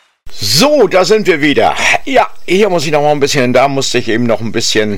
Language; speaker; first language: German; native; German